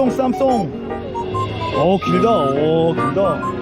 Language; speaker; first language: Korean; native; Korean